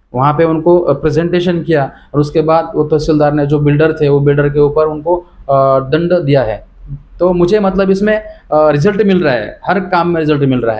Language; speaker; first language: Hindi; non-native, local second language; Marathi